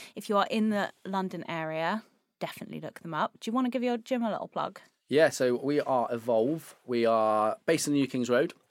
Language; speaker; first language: English; native; English